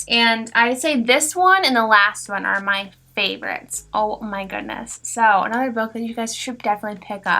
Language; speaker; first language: English; native; English